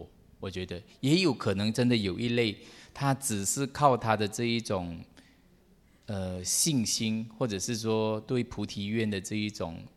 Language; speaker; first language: Chinese; native; Chinese